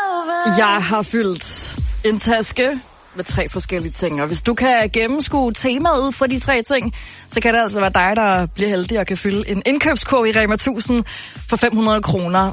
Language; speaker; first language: Danish; native; Danish